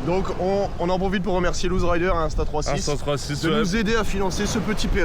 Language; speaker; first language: French; native; French